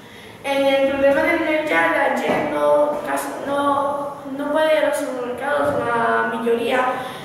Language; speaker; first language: Catalan; non-native, learner; Spanish